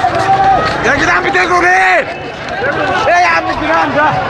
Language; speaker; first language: Arabic; native; Arabic